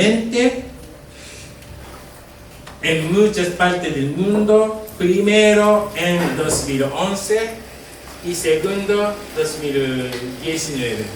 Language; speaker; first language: Spanish; non-native, fluent; Japanese